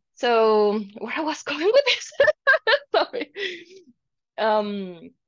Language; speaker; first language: English; non-native, fluent; Spanish